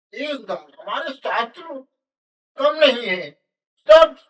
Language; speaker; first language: Hindi; native; Hindi